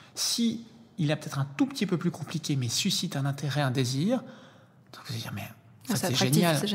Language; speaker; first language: French; native; French